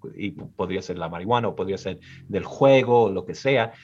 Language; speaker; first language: Spanish; early bilingual, heritage; Spanish